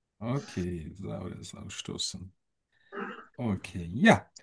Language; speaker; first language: German; non-native, fluent; Turkish